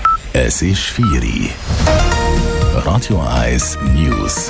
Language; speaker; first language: German; native; German